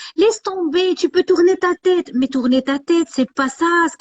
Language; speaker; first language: French; non-native, local second language; Arabic